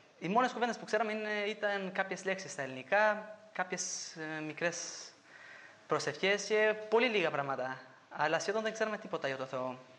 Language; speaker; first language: Greek; non-native, fluent; Albanian